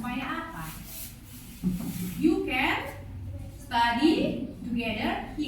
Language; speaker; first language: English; non-native, learner; Indonesian